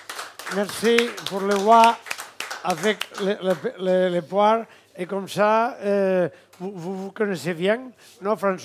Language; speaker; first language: French; non-native, learner; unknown